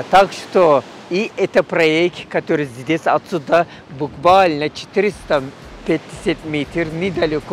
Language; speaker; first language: Russian; non-native, learner; Turkish